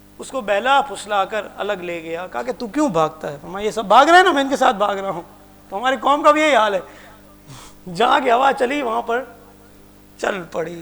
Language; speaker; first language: Urdu; non-native, local second language; Punjabi